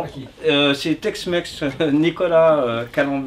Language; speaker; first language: French; native; French